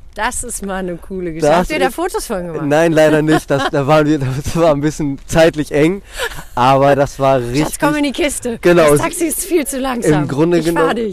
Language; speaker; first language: German; non-native, fluent; Greek